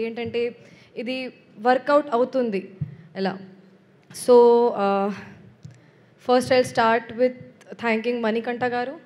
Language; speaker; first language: Telugu; non-native, learner; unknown